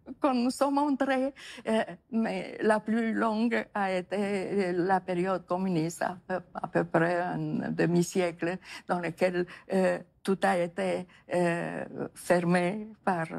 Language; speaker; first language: French; non-native, fluent; Romanian